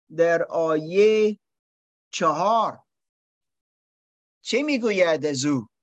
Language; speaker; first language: Persian; non-native, learner; English